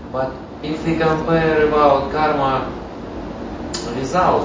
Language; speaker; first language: English; non-native, learner; Russian